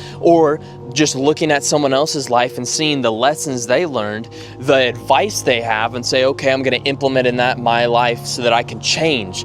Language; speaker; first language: English; native; English